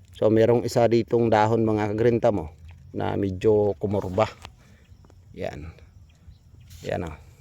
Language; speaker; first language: Filipino; non-native, local second language; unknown